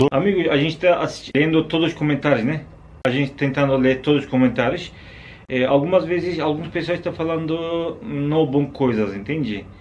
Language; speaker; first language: Portuguese; non-native, learner; Turkish